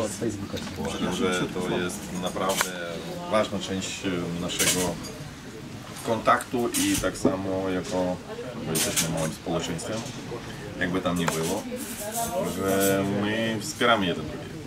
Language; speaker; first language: Polish; non-native, fluent; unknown